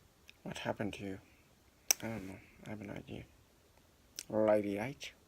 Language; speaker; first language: English; non-native, learner; Japanese